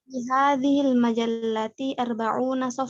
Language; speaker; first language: Arabic; non-native, learner; Indonesian